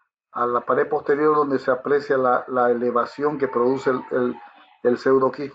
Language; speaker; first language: Spanish; native; Spanish